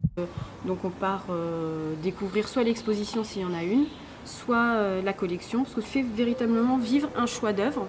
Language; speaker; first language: French; native; French